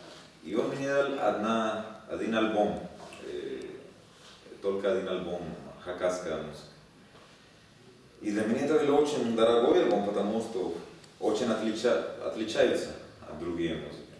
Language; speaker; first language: Russian; non-native, learner; Spanish